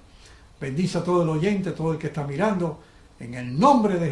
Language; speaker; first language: Spanish; native; Spanish